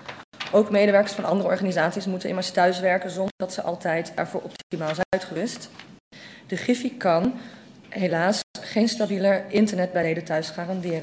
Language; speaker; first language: Dutch; native; Dutch